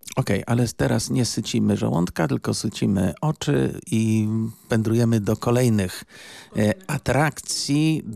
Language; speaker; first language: Polish; native; Polish